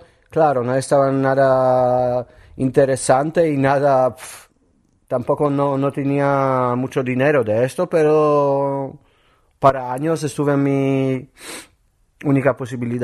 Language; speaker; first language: Spanish; non-native, learner; Polish